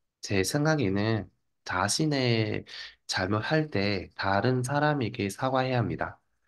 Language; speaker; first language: Korean; non-native, fluent; Vietnamese